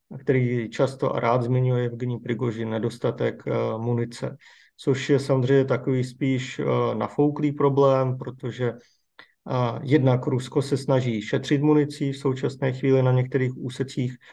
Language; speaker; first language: Czech; native; Czech